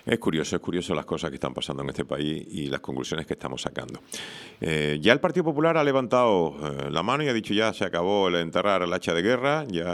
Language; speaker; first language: Spanish; native; Spanish